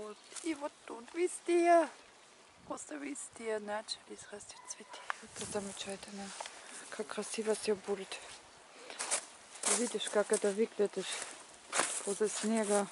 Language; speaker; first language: Russian; non-native, learner; German